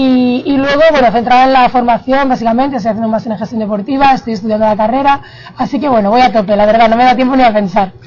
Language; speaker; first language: Spanish; native; Spanish